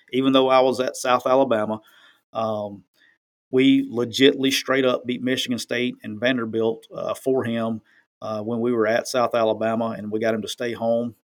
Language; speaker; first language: English; native; English